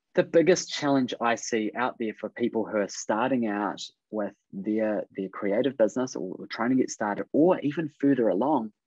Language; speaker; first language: English; native; English